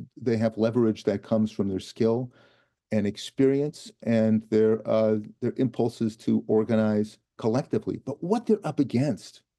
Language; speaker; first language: English; native; English